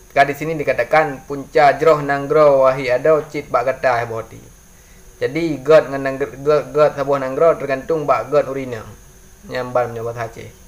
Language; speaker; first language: Malay; non-native, local second language; Achinese